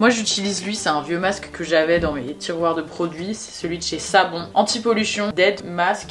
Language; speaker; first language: French; native; French